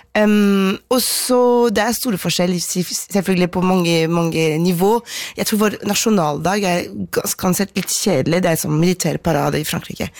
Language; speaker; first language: Norwegian; non-native, fluent; French